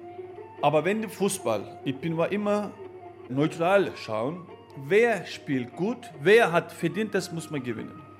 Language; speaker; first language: German; non-native, learner; Turkish